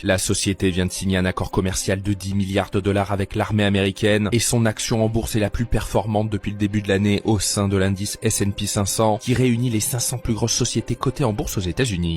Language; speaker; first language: French; native; French